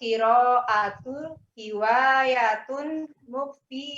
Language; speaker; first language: Arabic; non-native, learner; Indonesian